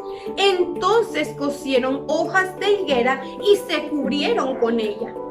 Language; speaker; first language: Spanish; native; Spanish